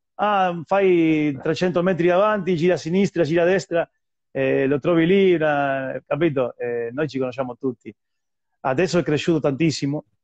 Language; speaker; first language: Italian; non-native, fluent; Spanish